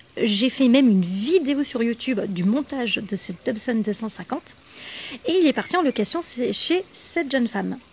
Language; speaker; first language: French; native; French